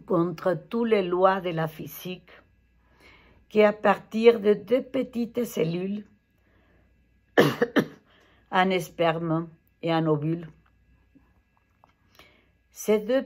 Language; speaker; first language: French; non-native, fluent; Spanish